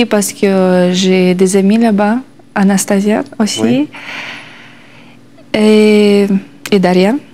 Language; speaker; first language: French; non-native, learner; Russian